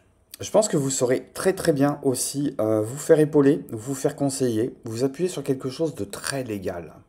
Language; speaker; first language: French; native; French